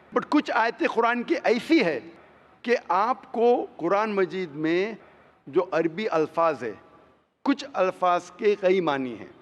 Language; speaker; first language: Hindi; non-native, local second language; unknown